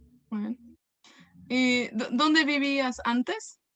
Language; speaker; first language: Spanish; non-native, fluent; Welsh